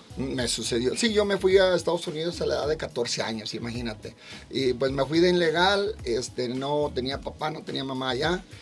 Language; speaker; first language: Spanish; native; Spanish